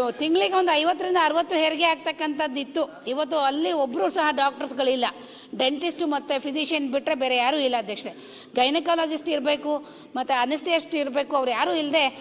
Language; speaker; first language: Kannada; native; Kannada